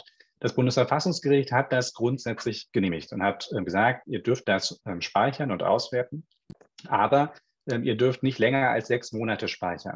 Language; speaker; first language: German; native; German